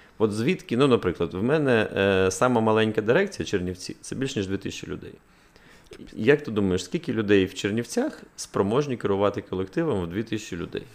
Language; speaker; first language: Ukrainian; native; Ukrainian